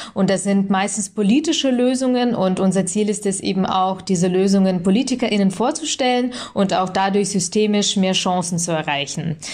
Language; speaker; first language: German; early bilingual, other home language; Russian